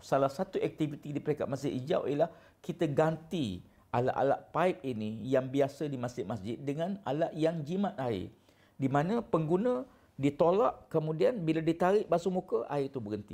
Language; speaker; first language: Malay; native; Malay